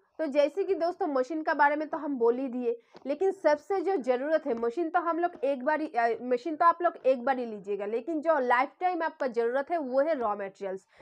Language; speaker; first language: Hindi; non-native, local second language; Bangla